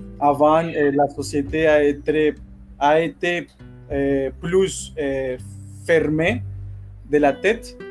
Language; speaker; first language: French; non-native, learner; Spanish